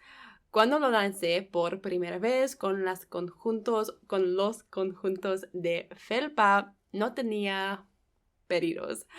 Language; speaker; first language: Spanish; non-native, fluent; English